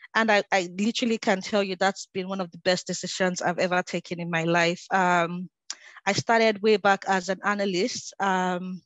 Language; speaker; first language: English; non-native, local second language; Yoruba